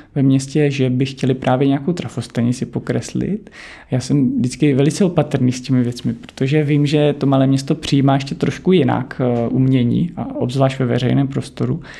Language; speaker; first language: Czech; native; Czech